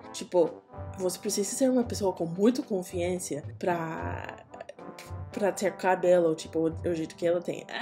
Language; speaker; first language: Portuguese; non-native, learner; English